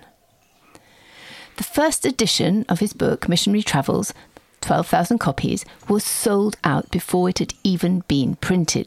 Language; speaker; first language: English; native; English